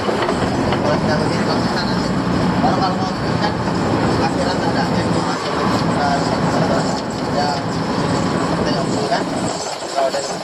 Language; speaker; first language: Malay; non-native, local second language; Chinese